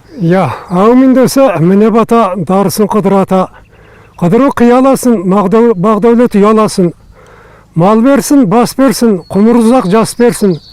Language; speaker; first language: Kazakh; native; Kazakh